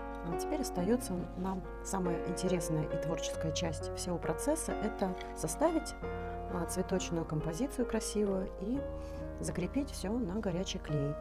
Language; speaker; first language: Russian; native; Russian